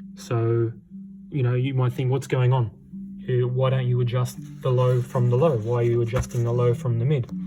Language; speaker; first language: English; native; English